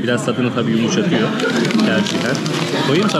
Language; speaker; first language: Turkish; native; Turkish